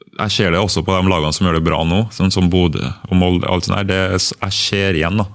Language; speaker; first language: Norwegian; early bilingual, other home language; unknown